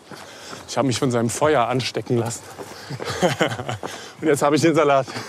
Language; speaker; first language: German; native; German